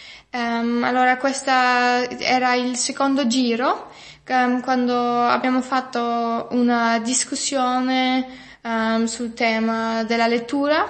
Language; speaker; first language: Italian; non-native, fluent; German